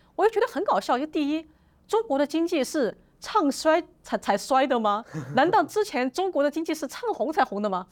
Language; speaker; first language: Chinese; native; Chinese